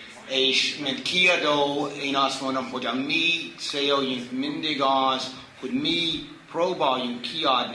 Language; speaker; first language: Hungarian; non-native, fluent; English